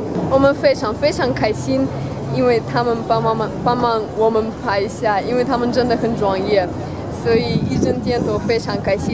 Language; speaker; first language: Chinese; non-native, fluent; Russian